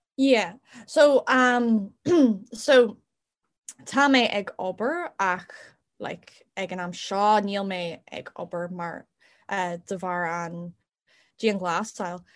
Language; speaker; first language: Irish; non-native, local second language; English